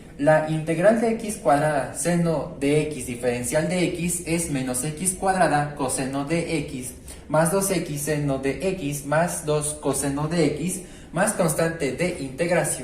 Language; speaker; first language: Spanish; native; Spanish